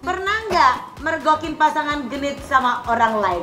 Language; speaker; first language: Indonesian; native; Indonesian